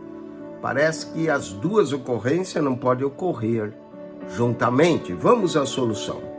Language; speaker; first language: Portuguese; native; Portuguese